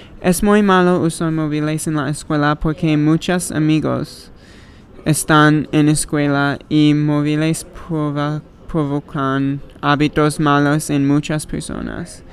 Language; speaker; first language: Spanish; non-native, learner; English